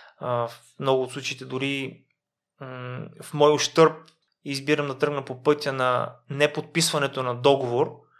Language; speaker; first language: Bulgarian; native; Bulgarian